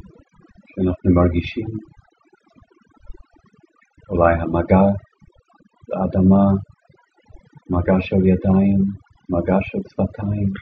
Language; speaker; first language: Hebrew; non-native, fluent; English